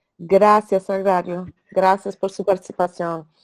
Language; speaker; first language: Spanish; non-native, local second language; Portuguese